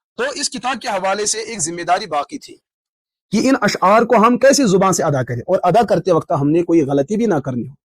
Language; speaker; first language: Urdu; non-native, local second language; Kashmiri